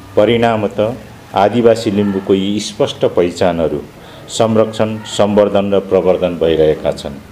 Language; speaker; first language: Nepali; non-native, local second language; Limbu